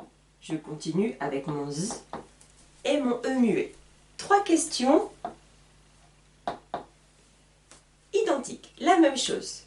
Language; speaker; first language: French; native; French